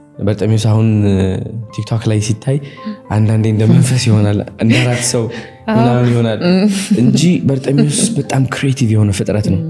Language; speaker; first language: Amharic; early bilingual, heritage; Amharic